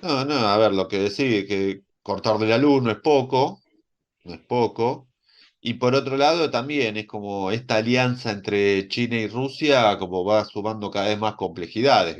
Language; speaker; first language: Spanish; native; Spanish